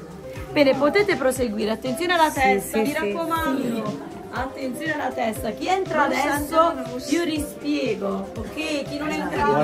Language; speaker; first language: Italian; native; Italian